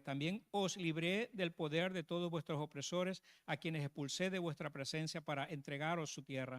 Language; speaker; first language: Spanish; native; Spanish